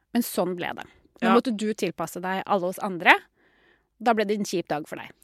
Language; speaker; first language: Norwegian; native; Norwegian